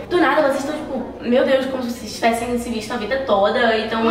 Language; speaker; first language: Portuguese; native; Portuguese